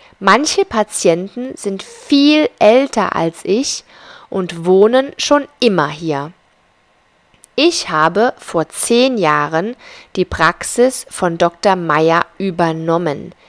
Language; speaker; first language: German; non-native, fluent; Spanish